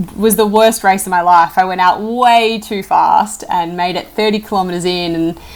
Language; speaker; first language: English; native; English